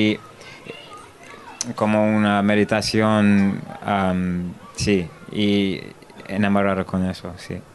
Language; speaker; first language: Spanish; non-native, learner; English